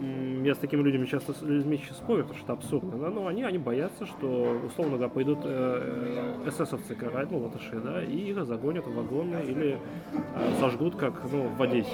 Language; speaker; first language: Russian; native; Russian